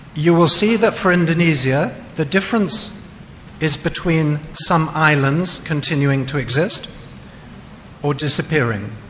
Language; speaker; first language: English; native; English